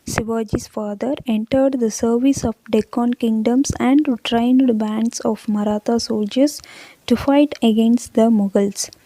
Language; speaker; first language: English; non-native, local second language; Tamil